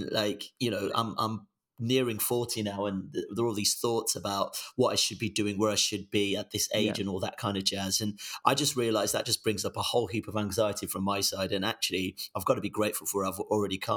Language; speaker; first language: English; non-native, local second language; Yoruba